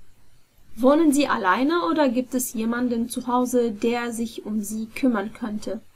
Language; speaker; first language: German; non-native, fluent; Arabic